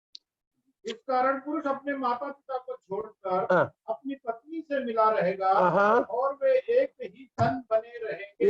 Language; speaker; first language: Hindi; non-native, local second language; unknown